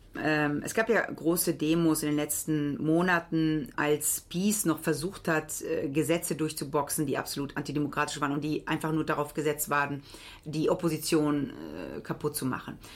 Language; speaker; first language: German; early bilingual, heritage; Italian